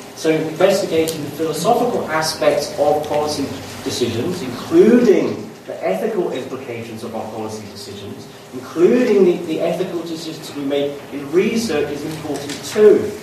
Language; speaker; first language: English; native; English